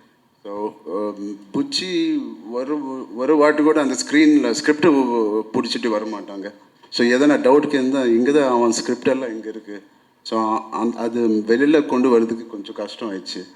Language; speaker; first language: Tamil; non-native, local second language; Telugu